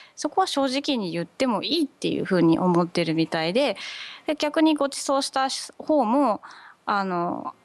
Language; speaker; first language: Japanese; native; Japanese